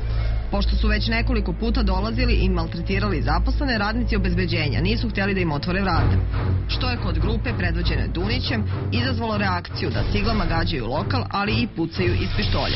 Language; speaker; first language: Serbian; native; Serbian